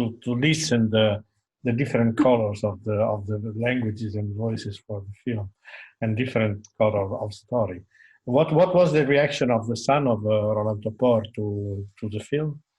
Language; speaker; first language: English; non-native, fluent; Italian